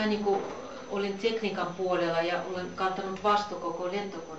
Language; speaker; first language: Finnish; non-native, learner; Russian